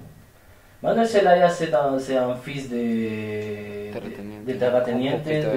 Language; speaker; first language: French; non-native, fluent; Spanish